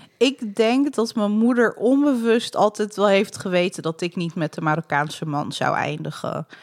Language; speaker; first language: Dutch; early bilingual, other home language; Arabic